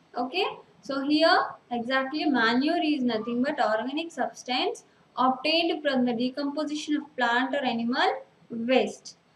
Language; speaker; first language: English; non-native, local second language; Telugu